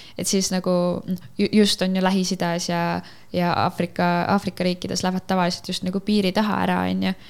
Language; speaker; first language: Estonian; native; Estonian